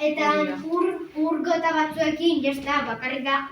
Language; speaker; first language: Basque; non-native, local second language; Spanish